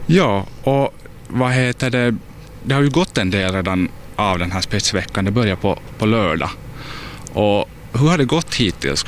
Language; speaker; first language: Swedish; native; Swedish